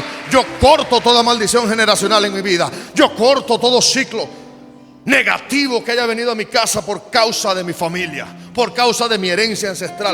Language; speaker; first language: Spanish; native; Spanish